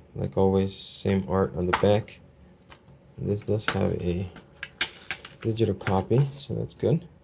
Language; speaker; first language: English; native; English